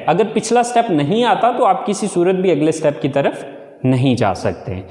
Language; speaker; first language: Urdu; native; Urdu